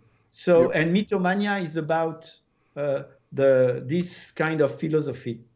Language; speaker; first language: English; non-native, learner; French